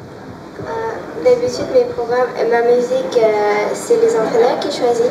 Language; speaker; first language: French; non-native, fluent; Russian